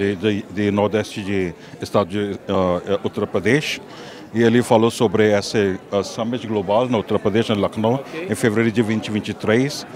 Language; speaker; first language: Portuguese; non-native, fluent; Hindi